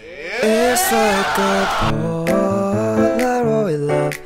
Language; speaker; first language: English; non-native, learner; Indonesian